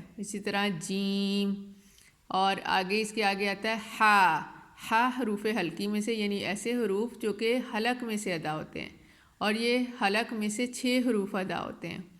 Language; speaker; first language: Urdu; non-native, local second language; Punjabi